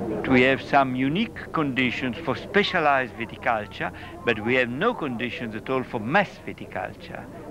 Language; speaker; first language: English; non-native, fluent; Italian